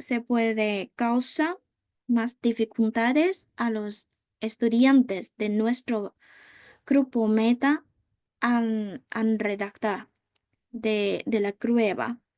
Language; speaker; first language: Spanish; non-native, fluent; Vietnamese